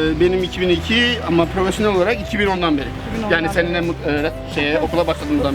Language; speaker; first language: Turkish; native; Turkish